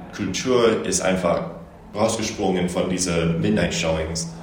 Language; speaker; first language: German; non-native, learner; English